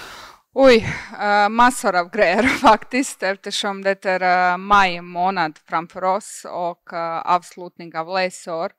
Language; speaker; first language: Swedish; non-native, fluent; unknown